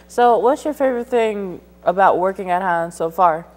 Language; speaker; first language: English; native; English